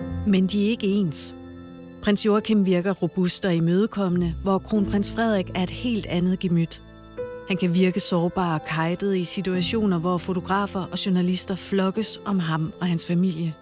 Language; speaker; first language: Danish; native; Danish